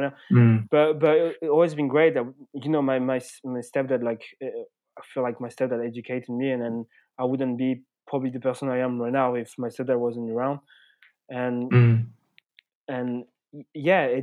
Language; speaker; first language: English; non-native, fluent; French